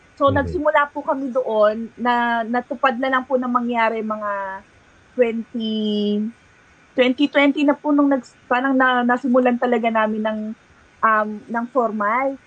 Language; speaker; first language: Filipino; native; Filipino